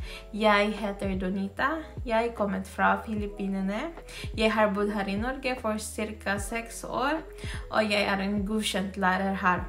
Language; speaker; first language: Norwegian; non-native, fluent; Filipino